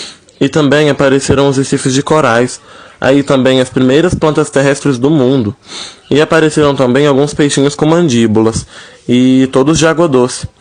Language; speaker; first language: Portuguese; native; Portuguese